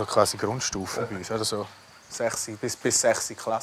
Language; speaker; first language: German; native; German